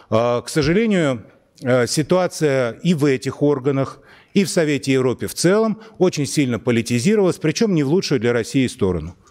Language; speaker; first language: Russian; native; Russian